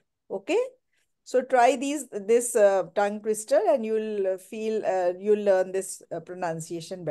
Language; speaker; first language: English; non-native, local second language; Hindi